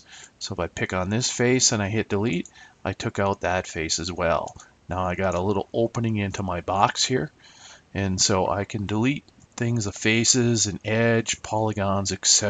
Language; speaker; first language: English; native; English